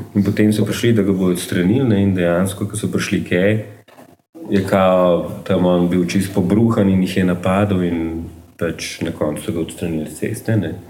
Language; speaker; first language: Slovenian; native; Slovenian